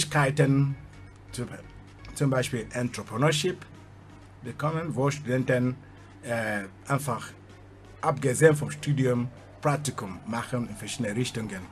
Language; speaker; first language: German; non-native, fluent; Igbo